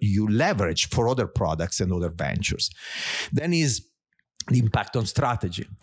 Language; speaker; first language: English; non-native, fluent; Italian